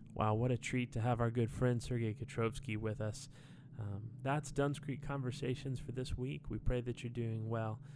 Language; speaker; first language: English; native; English